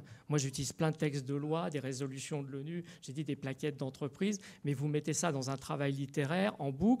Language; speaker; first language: French; native; French